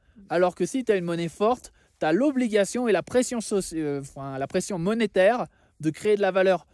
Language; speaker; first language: French; native; French